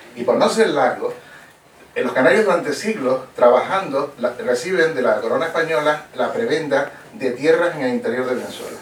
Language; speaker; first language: Spanish; native; Spanish